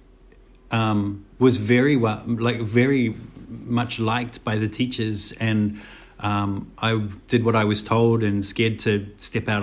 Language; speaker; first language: English; native; English